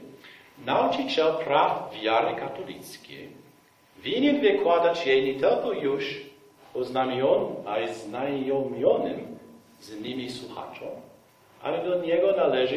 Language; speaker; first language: Polish; non-native, fluent; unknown